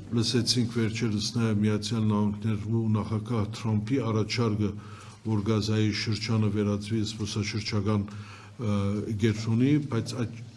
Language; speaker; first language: Armenian; early bilingual, heritage; Armenian